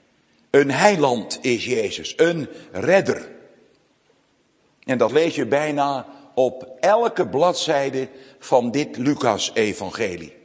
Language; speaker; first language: Dutch; native; Dutch